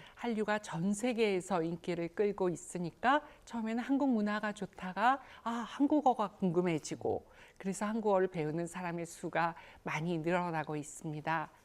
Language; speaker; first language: Korean; native; Korean